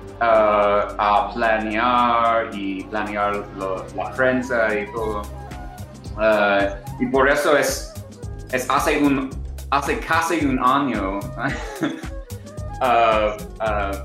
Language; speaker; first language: Spanish; non-native, learner; English